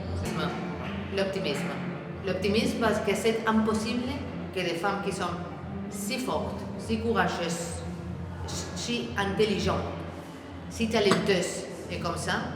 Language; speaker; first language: French; non-native, learner; Spanish